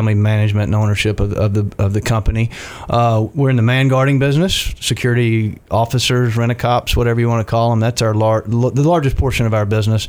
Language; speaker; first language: English; native; English